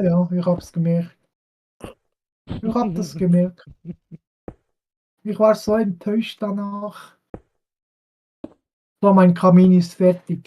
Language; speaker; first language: German; non-native, fluent; French